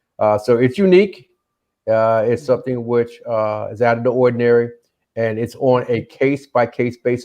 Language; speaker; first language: English; native; English